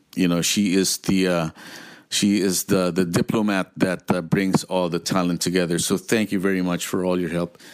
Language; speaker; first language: English; non-native, local second language; Filipino